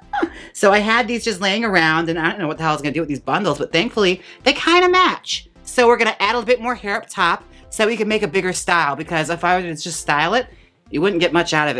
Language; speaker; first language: English; native; English